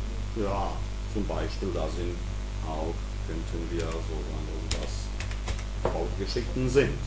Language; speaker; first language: German; non-native, fluent; Serbian